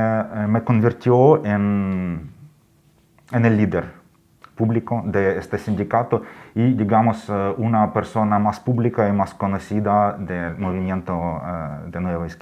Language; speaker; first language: Spanish; non-native, fluent; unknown